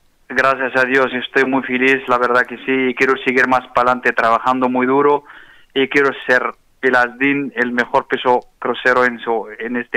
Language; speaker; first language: Spanish; non-native, fluent; Arabic